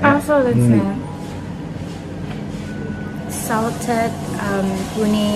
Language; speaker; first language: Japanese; non-native, learner; Thai